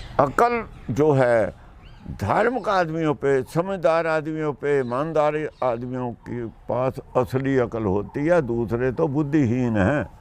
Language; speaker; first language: Hindi; non-native, local second language; Punjabi